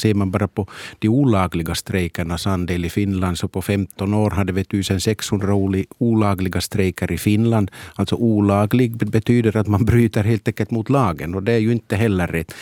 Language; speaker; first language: Swedish; native; Swedish